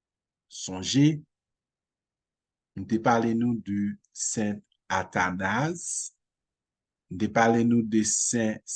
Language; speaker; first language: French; non-native, local second language; Haitian Creole